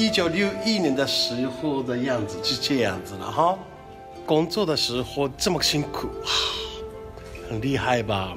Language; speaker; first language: Chinese; non-native, fluent; Japanese